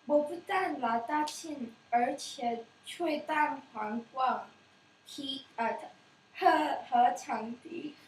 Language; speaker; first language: Chinese; non-native, learner; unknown